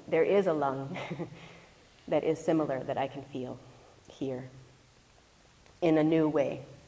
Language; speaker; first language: English; native; English